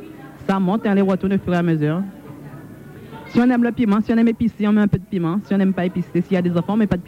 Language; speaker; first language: French; native; French